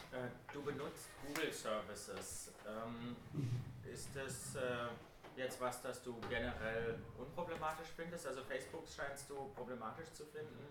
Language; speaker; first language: German; native; German